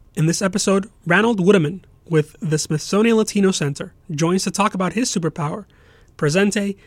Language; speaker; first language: English; non-native, local second language; Spanish